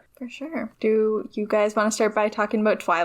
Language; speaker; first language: English; native; English